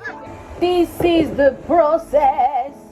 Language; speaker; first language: English; non-native, fluent; French